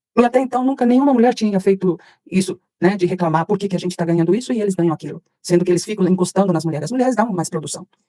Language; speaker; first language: Portuguese; early bilingual, other home language; Spanish